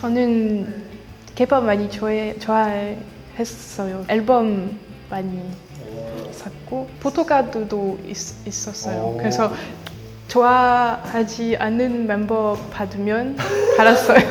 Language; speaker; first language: Korean; non-native, fluent; French